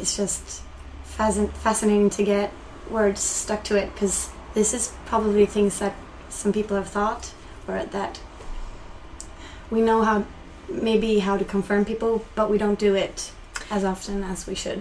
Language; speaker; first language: English; non-native, fluent; Swedish